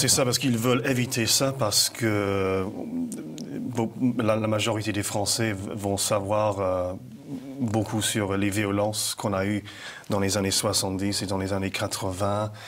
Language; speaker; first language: French; non-native, fluent; English